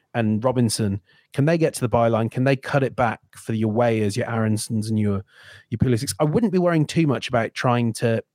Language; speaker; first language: English; native; English